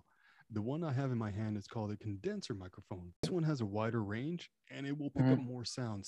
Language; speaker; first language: English; non-native, fluent; French